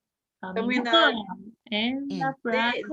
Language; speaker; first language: Spanish; non-native, learner; Japanese